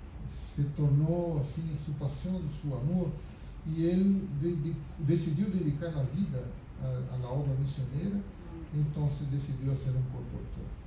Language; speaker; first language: Spanish; non-native, fluent; Portuguese